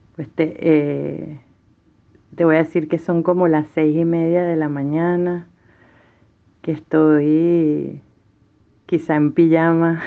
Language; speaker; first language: Spanish; native; Spanish